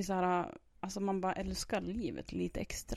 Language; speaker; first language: Swedish; native; Swedish